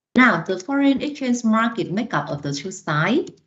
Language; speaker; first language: English; non-native, fluent; Vietnamese